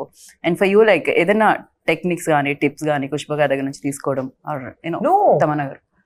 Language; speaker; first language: Telugu; native; Telugu